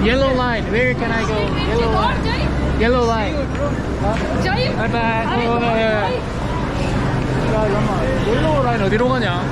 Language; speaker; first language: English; non-native, learner; Korean